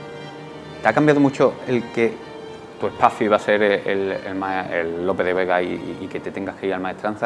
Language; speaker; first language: Spanish; native; Spanish